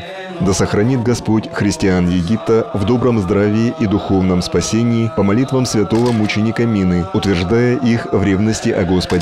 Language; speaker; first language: Russian; native; Russian